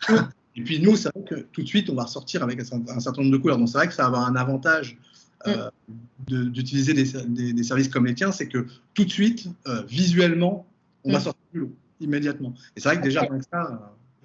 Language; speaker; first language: French; native; French